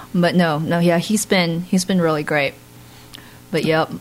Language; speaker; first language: English; native; English